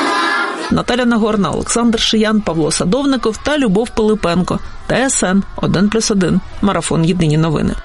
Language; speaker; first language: Ukrainian; native; Ukrainian